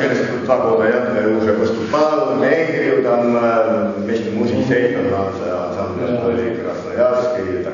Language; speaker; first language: Russian; non-native, learner; Estonian